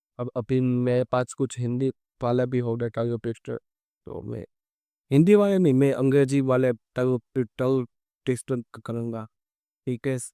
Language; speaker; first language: Hindi; non-native, local second language; Gujarati